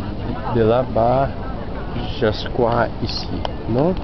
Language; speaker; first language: French; non-native, learner; Portuguese